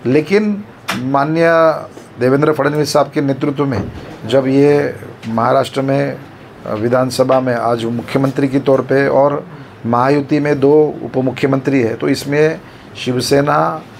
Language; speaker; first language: Hindi; non-native, local second language; Marathi